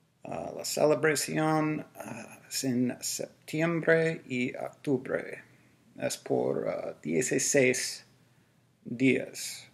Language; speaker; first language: Spanish; non-native, learner; English